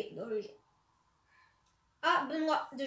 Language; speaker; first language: French; native; French